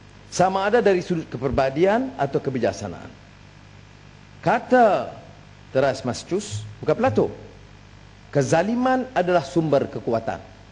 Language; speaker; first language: Malay; native; Malay